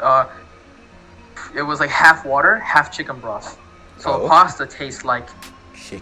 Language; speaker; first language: English; native; English